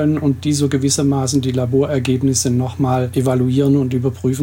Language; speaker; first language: German; native; German